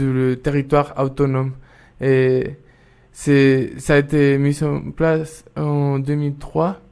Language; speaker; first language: French; non-native, fluent; Spanish